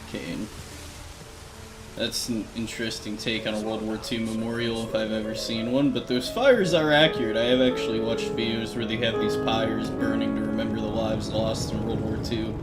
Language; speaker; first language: English; native; English